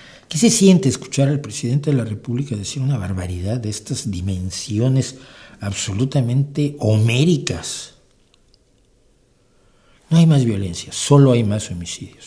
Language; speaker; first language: Spanish; native; Spanish